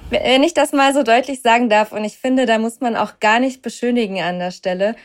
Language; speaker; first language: German; native; German